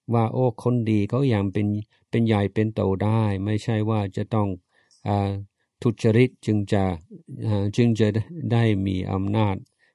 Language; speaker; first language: Thai; non-native, fluent; English